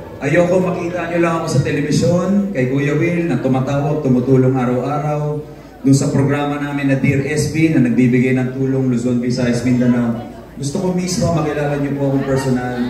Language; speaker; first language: Filipino; native; Filipino